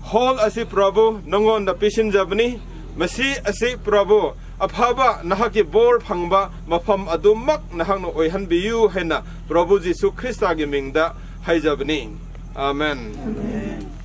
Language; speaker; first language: Manipuri; non-native, local second language; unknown